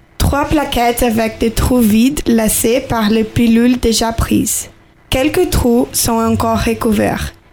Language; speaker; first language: French; non-native, learner; Portuguese